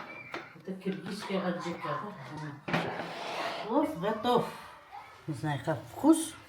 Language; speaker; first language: Russian; non-native, local second language; Kyrgyz